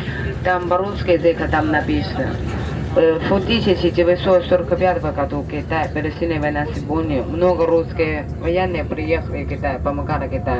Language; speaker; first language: Russian; non-native, learner; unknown